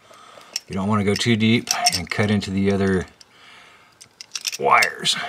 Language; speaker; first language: English; native; English